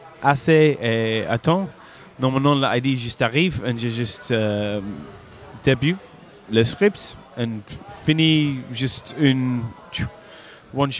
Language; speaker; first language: French; non-native, learner; English